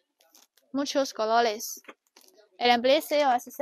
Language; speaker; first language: Spanish; non-native, learner; Chinese